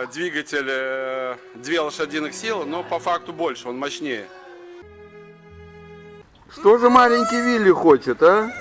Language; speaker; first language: Russian; native; Russian